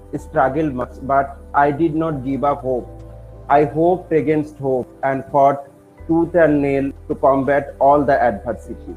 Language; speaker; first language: English; non-native, local second language; Bangla